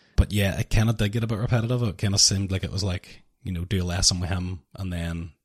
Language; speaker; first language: English; native; English